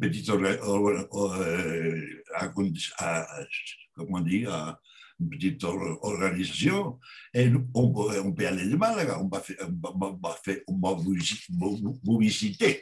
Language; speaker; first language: French; non-native, learner; Spanish